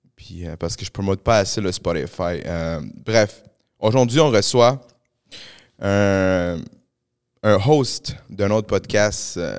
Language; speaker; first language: French; early bilingual, other home language; Spanish